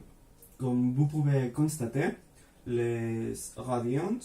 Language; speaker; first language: French; non-native, fluent; Spanish